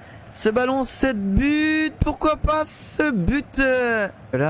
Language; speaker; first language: French; native; French